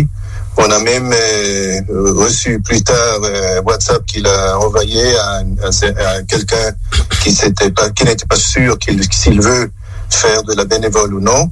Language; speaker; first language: French; non-native, local second language; German